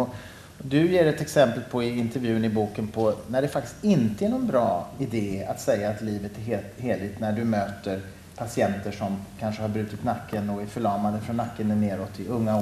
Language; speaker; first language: Swedish; native; Swedish